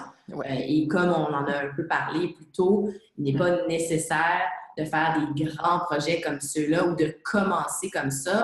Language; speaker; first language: French; native; French